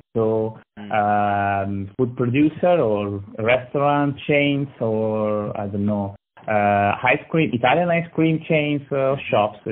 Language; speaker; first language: English; non-native, learner; Italian